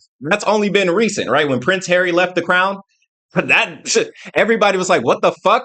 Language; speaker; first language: English; native; English